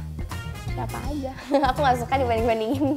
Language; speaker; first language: Indonesian; native; Indonesian